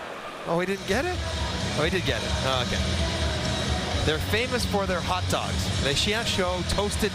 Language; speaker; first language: English; native; English